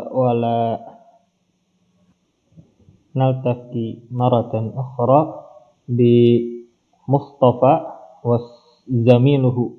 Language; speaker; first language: Arabic; non-native, fluent; Indonesian